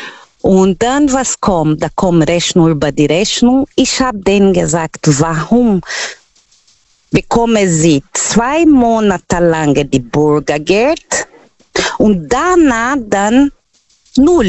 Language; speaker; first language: German; non-native, learner; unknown